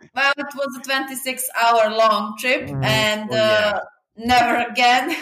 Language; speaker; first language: English; non-native, fluent; Serbian